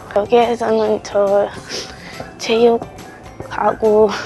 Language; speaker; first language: Korean; non-native, fluent; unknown